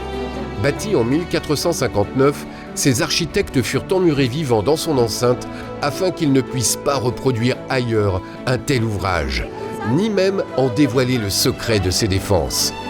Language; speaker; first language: French; native; French